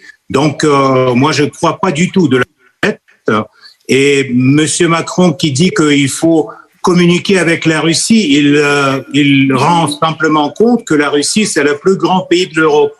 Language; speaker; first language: French; non-native, fluent; Russian